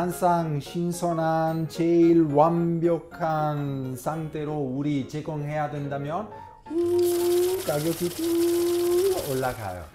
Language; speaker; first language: Korean; non-native, fluent; Italian